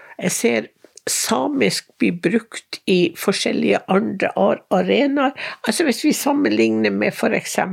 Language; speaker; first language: Norwegian; native; Norwegian